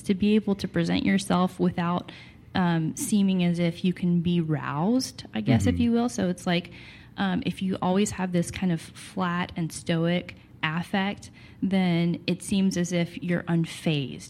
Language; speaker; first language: English; native; English